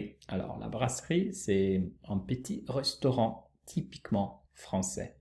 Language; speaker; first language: French; non-native, fluent; Italian